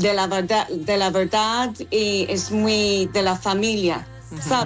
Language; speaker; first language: Spanish; non-native, learner; English